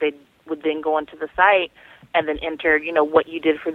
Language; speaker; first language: English; native; English